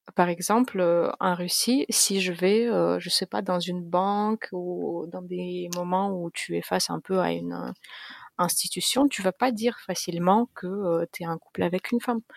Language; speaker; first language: French; non-native, fluent; Russian